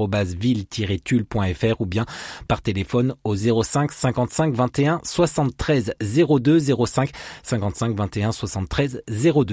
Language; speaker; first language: French; native; French